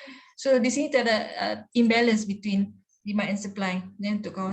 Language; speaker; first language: Malay; native; Malay